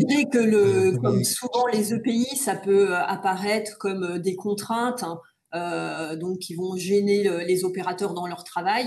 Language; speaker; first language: French; native; French